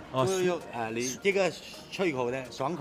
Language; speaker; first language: Chinese; native; Chinese